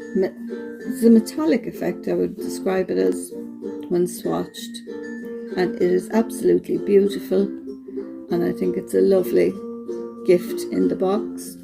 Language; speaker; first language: English; native; English